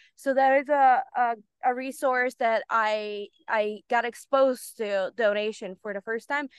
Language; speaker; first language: English; early bilingual, other home language; Bulgarian